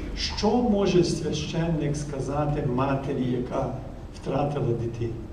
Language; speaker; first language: Ukrainian; early bilingual, heritage; Ukrainian